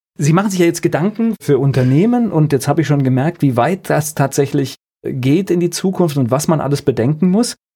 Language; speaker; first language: German; native; German